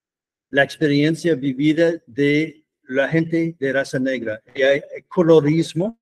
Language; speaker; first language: Spanish; non-native, fluent; English